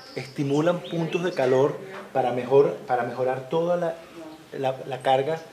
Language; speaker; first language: Spanish; native; Spanish